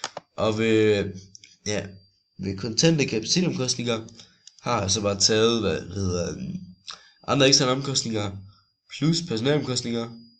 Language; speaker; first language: Danish; native; Danish